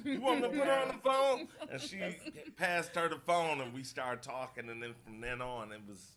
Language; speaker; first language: English; native; English